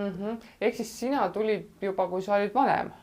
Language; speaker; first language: Estonian; native; Estonian